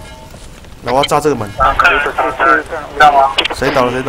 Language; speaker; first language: Chinese; native; Chinese